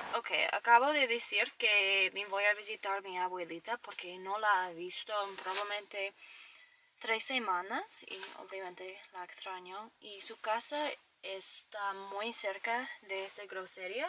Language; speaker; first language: Spanish; non-native, learner; English